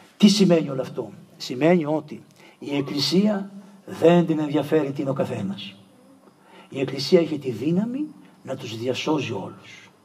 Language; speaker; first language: Greek; native; Greek